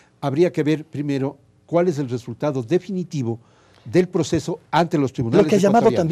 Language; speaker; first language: Spanish; native; Spanish